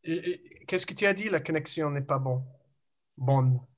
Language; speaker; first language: French; non-native, learner; English